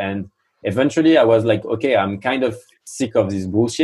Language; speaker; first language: English; non-native, fluent; French